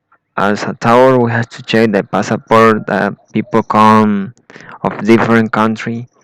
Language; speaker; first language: English; non-native, learner; Spanish